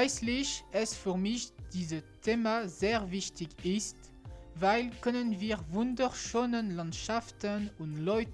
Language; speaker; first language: German; non-native, learner; French